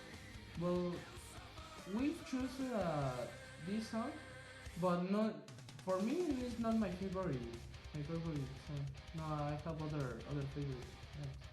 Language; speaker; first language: English; non-native, learner; Spanish